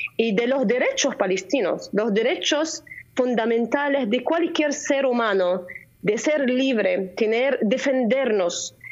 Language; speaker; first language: Spanish; non-native, fluent; Arabic